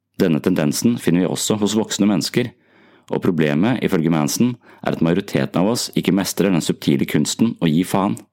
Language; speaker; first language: Norwegian; native; Norwegian